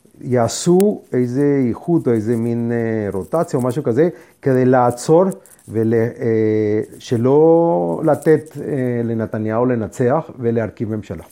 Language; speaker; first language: Hebrew; non-native, fluent; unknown